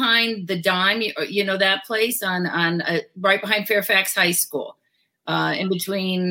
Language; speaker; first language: English; native; English